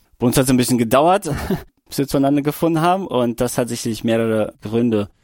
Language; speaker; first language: German; early bilingual, other home language; Russian